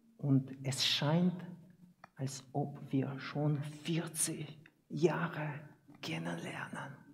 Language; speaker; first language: German; non-native, learner; Russian